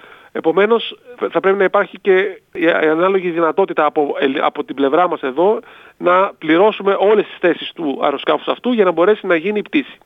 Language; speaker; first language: Greek; native; Greek